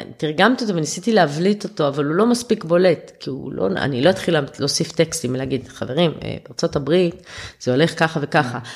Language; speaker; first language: Hebrew; early bilingual, other home language; German